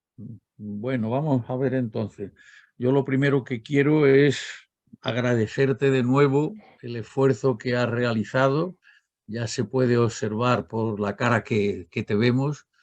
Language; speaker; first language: Spanish; native; Spanish